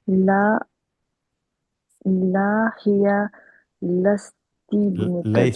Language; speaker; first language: Arabic; non-native, learner; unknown